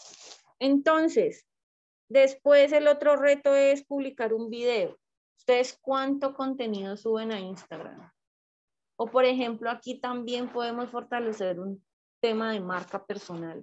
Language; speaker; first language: Spanish; native; Spanish